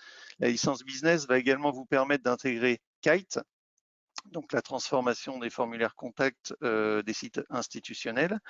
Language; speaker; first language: French; native; French